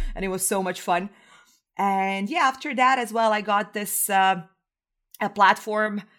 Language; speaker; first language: English; non-native, fluent; Croatian